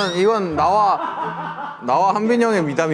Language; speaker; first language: Korean; native; Korean